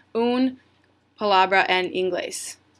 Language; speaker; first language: Spanish; non-native, learner; English